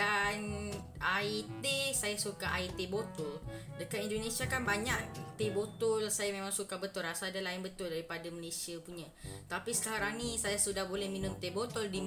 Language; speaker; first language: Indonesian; non-native, learner; Malay